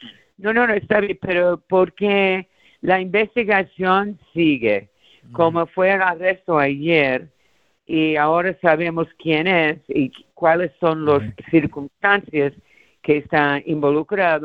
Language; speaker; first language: Spanish; early bilingual, heritage; Spanish